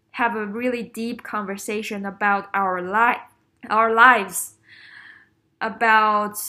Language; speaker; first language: English; non-native, fluent; Chinese